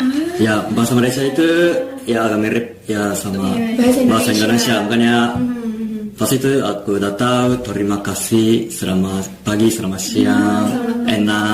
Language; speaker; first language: Indonesian; non-native, learner; Japanese